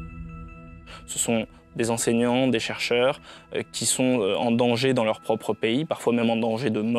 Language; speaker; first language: French; native; French